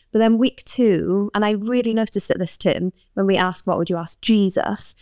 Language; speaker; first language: English; native; English